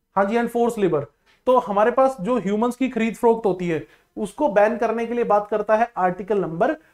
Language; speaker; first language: Hindi; non-native, local second language; Punjabi